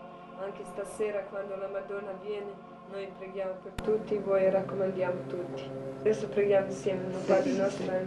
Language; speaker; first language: Italian; non-native, learner; Croatian